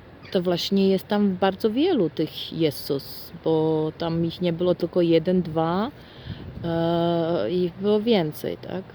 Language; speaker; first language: Polish; non-native, fluent; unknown